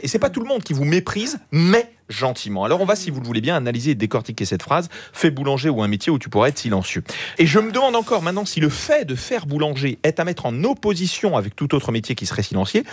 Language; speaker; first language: French; native; French